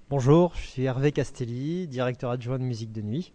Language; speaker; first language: French; native; French